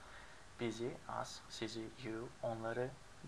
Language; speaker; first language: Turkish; non-native, learner; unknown